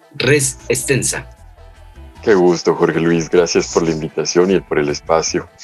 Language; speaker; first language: Spanish; early bilingual, heritage; Spanish